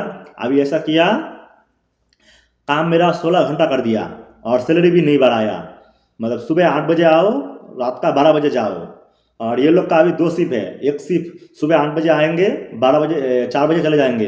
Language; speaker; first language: Hindi; non-native, local second language; Bangla